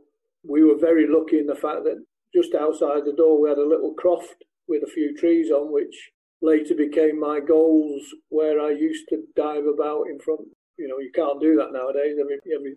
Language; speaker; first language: English; native; English